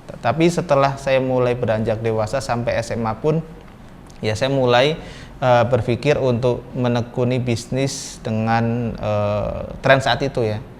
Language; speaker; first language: Indonesian; native; Indonesian